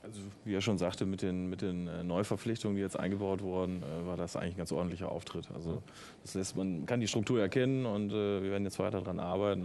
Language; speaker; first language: German; native; German